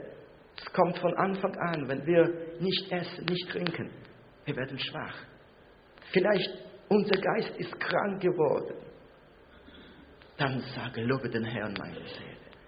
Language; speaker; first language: German; non-native, fluent; Russian